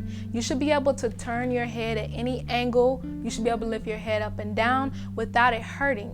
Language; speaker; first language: English; native; English